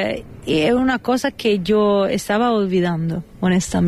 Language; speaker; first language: Spanish; non-native, fluent; Italian